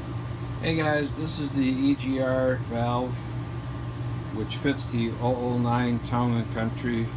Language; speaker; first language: English; native; English